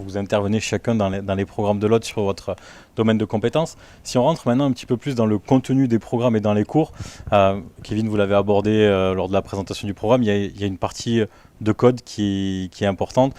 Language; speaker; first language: French; native; French